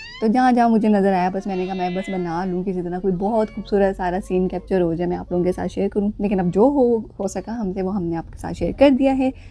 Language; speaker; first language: Urdu; native; Urdu